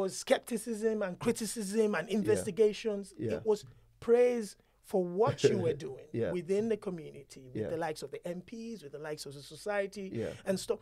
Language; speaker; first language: English; non-native, local second language; Yoruba